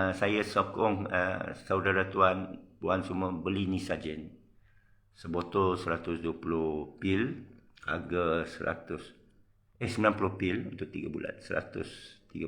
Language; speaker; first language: Malay; non-native, local second language; Chinese